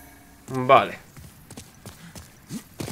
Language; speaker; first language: Spanish; native; Spanish